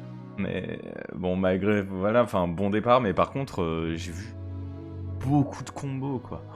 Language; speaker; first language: French; native; French